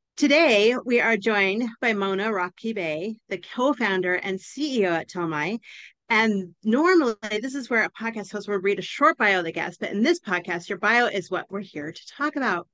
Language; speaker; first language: English; native; English